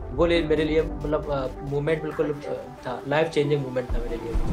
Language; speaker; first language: Hindi; native; Hindi